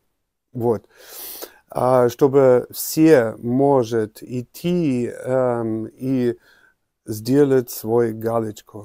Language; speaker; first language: Russian; non-native, learner; German